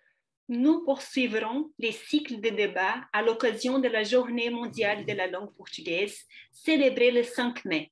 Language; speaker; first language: French; non-native, fluent; Portuguese